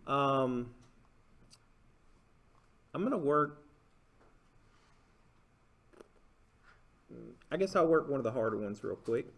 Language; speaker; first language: English; native; English